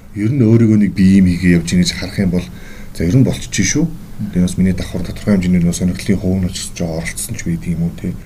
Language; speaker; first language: Mongolian; native; Mongolian